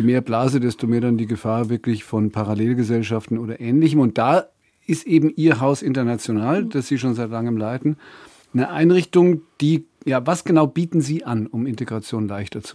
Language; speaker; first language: German; native; German